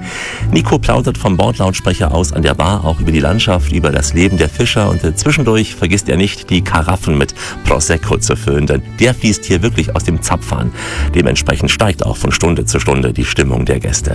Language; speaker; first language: German; native; German